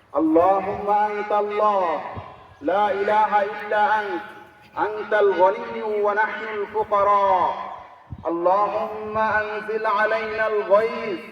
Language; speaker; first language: Arabic; non-native, fluent; Bangla